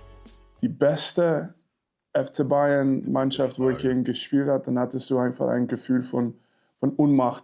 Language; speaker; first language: German; non-native, fluent; French